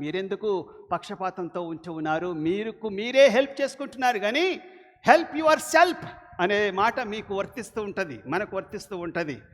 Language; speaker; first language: Telugu; non-native, local second language; Lambadi